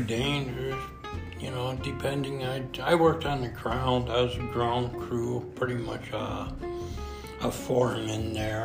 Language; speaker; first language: English; native; English